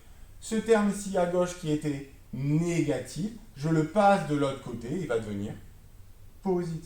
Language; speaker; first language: French; native; French